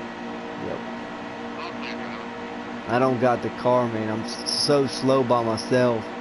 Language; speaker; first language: English; native; English